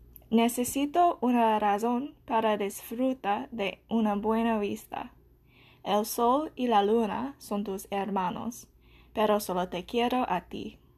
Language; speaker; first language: Spanish; non-native, learner; English